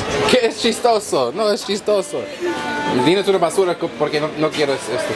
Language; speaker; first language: Spanish; non-native, learner; English